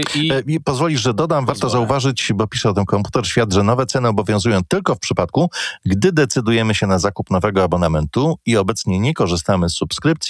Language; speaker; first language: Polish; native; Polish